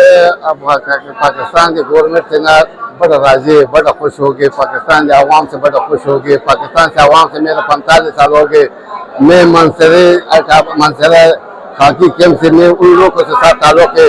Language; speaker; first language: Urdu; non-native, learner; Pashto